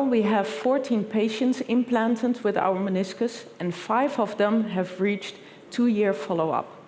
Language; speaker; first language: English; non-native, fluent; Dutch